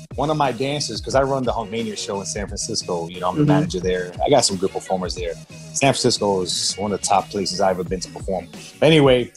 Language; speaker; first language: English; native; English